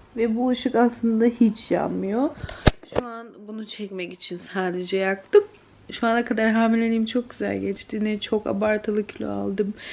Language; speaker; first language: Turkish; early bilingual, heritage; Turkish